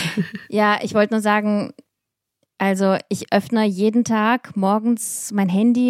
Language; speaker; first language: German; early bilingual, other home language; Russian